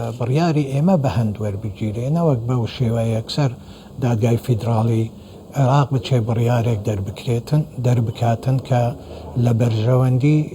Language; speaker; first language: Central Kurdish; non-native, local second language; Assyrian Neo-Aramaic